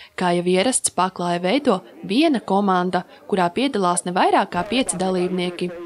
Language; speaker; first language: Latvian; native; Latvian